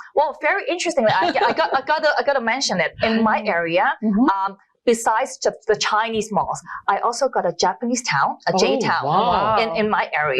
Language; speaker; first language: English; non-native, local second language; Cantonese